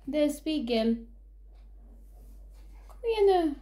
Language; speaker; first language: Swedish; non-native, learner; Filipino